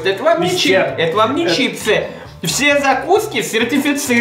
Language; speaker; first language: Russian; native; Russian